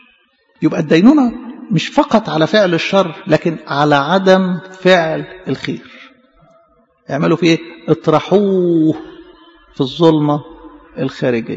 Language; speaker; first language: Arabic; native; Arabic